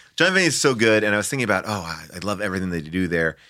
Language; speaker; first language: English; native; English